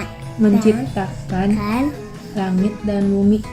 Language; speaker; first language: Indonesian; native; Indonesian